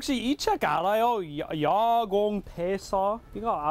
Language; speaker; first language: Korean; non-native, fluent; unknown